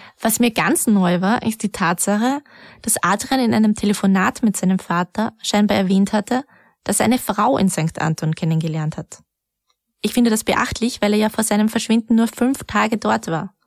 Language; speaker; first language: German; native; German